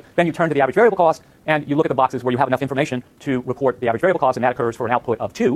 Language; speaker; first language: English; native; English